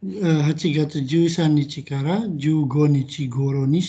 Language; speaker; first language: Japanese; non-native, fluent; Indonesian